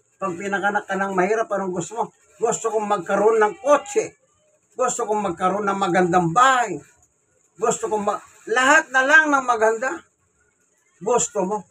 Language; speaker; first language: Filipino; non-native, local second language; Pampanga